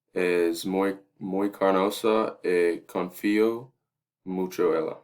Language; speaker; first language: Spanish; non-native, learner; English